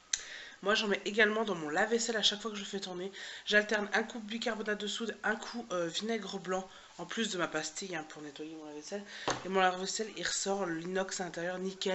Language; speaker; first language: French; native; French